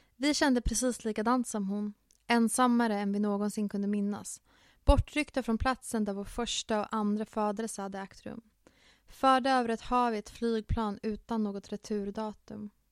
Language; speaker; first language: Swedish; early bilingual, other home language; Finnish